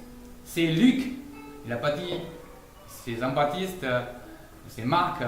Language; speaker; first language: French; non-native, fluent; Chinese